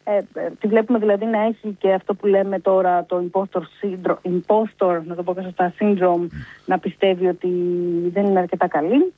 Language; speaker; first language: Greek; native; Greek